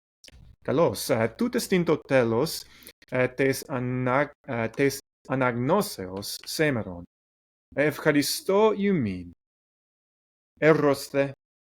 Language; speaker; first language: Greek; non-native, fluent; English